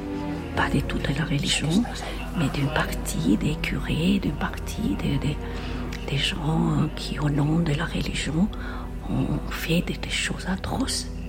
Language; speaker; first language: French; non-native, fluent; Spanish